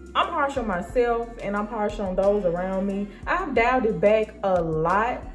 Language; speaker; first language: English; native; English